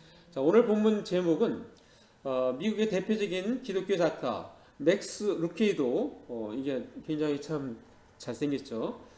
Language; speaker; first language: Korean; native; Korean